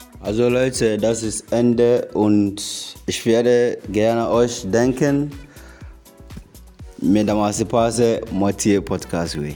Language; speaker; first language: German; non-native, learner; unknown